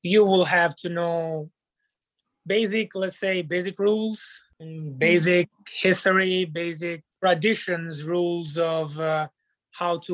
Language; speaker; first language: English; non-native, fluent; Italian